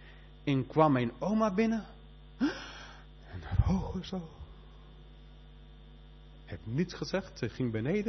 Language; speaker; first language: Dutch; non-native, fluent; Spanish